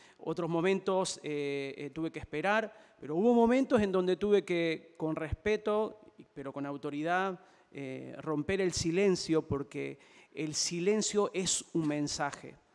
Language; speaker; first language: Spanish; native; Spanish